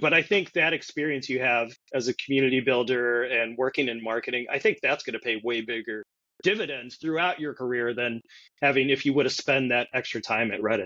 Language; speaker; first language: English; native; English